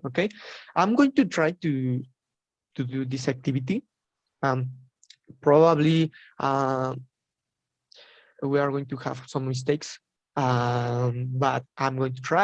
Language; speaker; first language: English; non-native, learner; Spanish